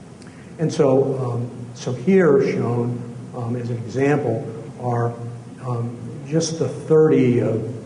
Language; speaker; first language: English; native; English